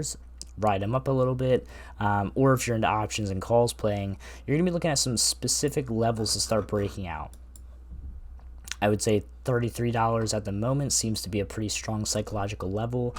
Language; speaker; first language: English; native; English